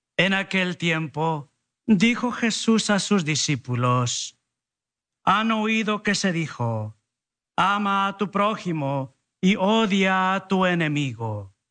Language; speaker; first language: Spanish; early bilingual, heritage; Spanish